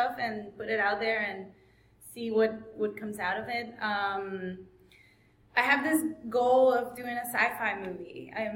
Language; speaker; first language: English; non-native, fluent; Spanish